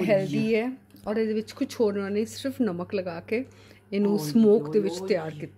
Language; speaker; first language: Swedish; non-native, learner; Punjabi